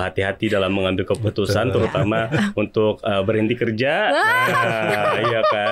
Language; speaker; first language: Indonesian; native; Indonesian